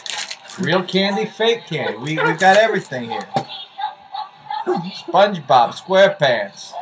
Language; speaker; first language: English; native; English